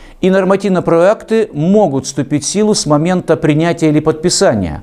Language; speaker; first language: Russian; native; Russian